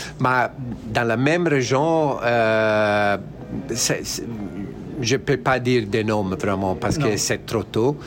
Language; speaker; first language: French; non-native, learner; Italian